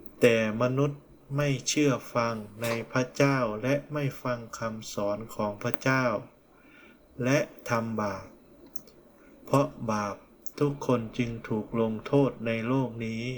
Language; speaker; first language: Thai; non-native, fluent; Korean